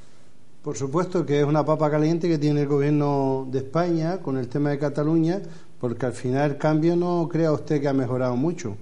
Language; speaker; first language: Spanish; native; Spanish